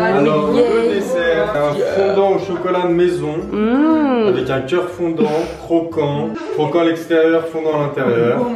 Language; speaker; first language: French; native; French